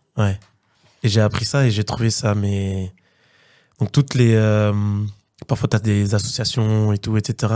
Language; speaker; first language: French; native; French